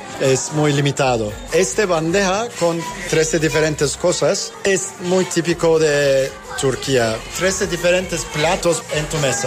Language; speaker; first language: Spanish; non-native, local second language; Turkish